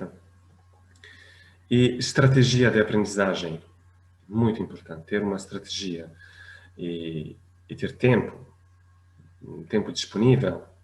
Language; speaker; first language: Portuguese; non-native, fluent; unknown